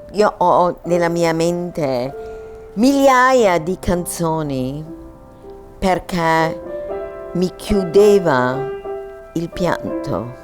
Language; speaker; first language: Italian; non-native, fluent; German